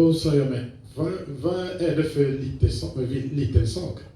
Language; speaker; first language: Swedish; non-native, fluent; French